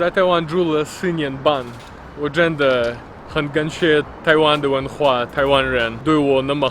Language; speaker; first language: Chinese; non-native, fluent; Russian